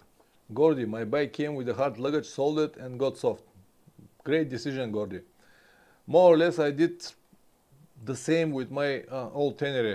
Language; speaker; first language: English; non-native, fluent; Bulgarian